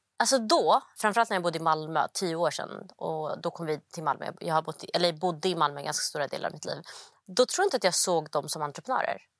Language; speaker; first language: Swedish; early bilingual, other home language; Somali